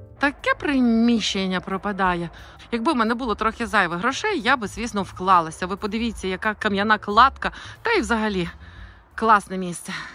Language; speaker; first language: Ukrainian; native; Ukrainian